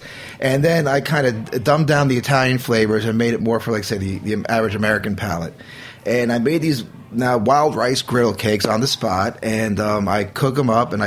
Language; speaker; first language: English; native; English